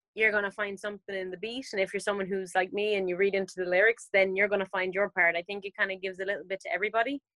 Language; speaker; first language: English; native; English